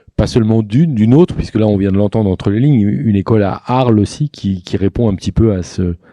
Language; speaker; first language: French; native; French